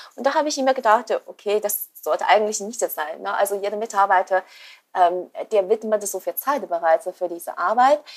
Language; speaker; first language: German; non-native, fluent; Chinese